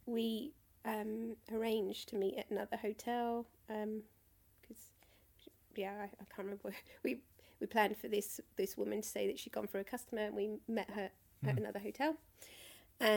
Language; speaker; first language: English; native; English